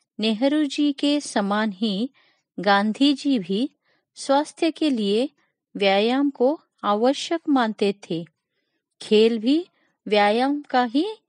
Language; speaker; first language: Hindi; non-native, local second language; Kannada